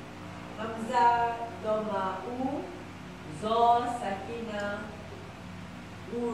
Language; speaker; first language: Arabic; non-native, learner; Malay